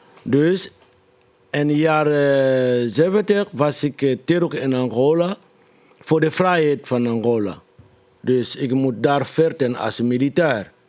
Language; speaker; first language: Dutch; non-native, fluent; Lingala